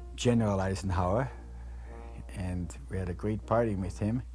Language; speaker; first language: English; non-native, fluent; German